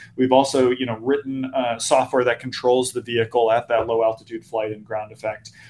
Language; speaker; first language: English; native; English